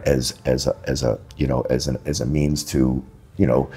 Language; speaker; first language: English; native; English